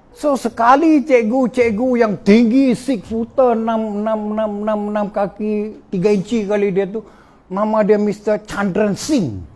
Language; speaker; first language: Malay; non-native, local second language; Min Nan Chinese